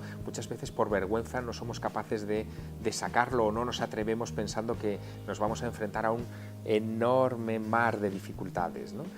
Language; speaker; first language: Spanish; native; Spanish